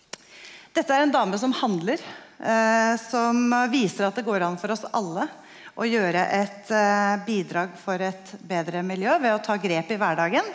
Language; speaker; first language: Norwegian; native; Norwegian